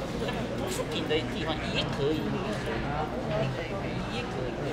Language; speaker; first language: Chinese; non-native, learner; Japanese